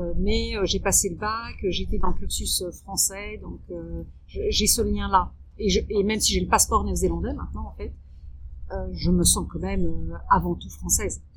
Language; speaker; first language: French; early bilingual, heritage; French